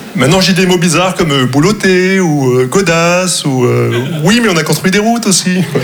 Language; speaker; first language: French; non-native, local second language; Arabic